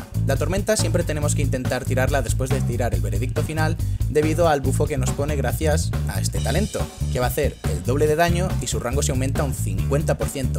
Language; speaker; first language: Spanish; native; Spanish